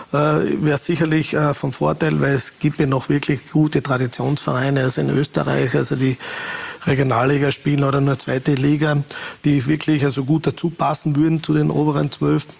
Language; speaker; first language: German; native; German